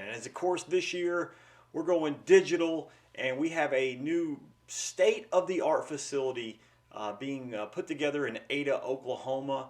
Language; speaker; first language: English; native; English